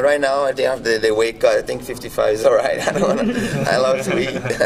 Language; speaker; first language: English; non-native, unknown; Portuguese